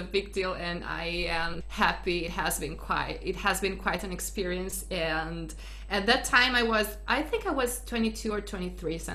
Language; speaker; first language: English; non-native, fluent; Italian